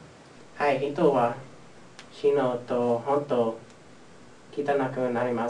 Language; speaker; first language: Japanese; non-native, learner; English